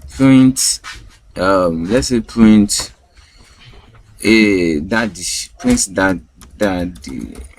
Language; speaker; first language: Nigerian Pidgin; native; Nigerian Pidgin